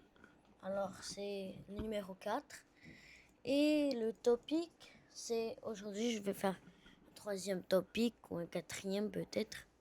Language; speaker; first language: French; non-native, learner; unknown